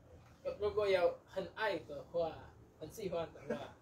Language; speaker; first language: Chinese; non-native, fluent; Indonesian